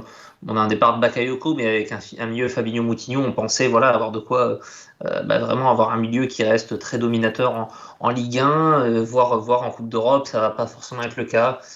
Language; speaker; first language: French; native; French